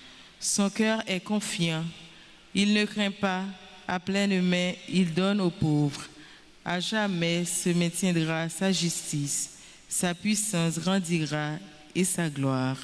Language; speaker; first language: French; non-native, local second language; Haitian Creole